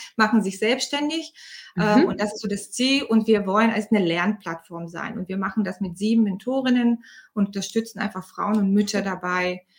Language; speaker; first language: German; non-native, fluent; Bulgarian